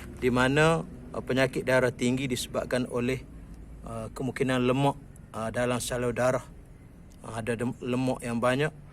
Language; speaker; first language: Malay; native; Malay